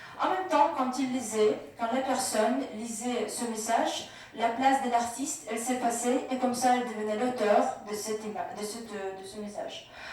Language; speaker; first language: French; non-native, fluent; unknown